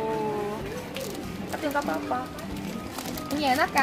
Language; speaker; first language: Indonesian; non-native, fluent; Korean